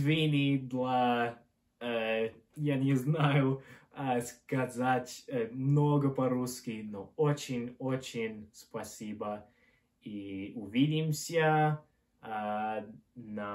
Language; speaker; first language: Russian; non-native, learner; English